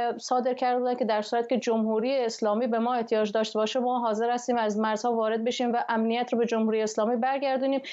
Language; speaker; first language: Persian; non-native, local second language; Arabic